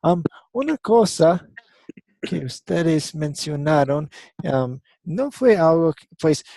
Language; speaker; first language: Spanish; non-native, fluent; English